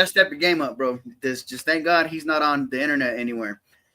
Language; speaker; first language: English; native; English